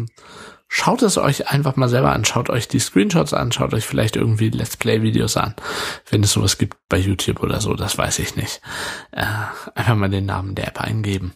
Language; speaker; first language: German; native; German